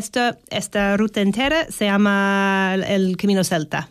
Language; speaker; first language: Spanish; non-native, fluent; English